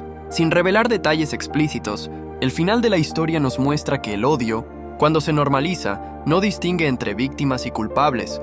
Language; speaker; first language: Spanish; native; Spanish